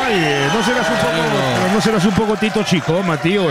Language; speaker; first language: Spanish; native; Spanish